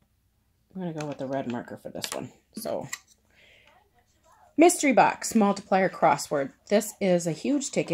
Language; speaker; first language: English; native; English